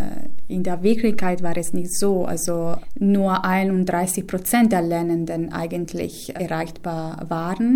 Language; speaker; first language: German; non-native, fluent; Italian